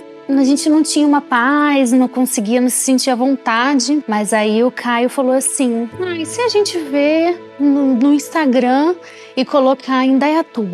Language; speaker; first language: Portuguese; native; Portuguese